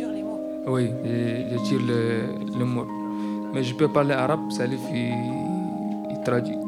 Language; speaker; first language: French; non-native, learner; Arabic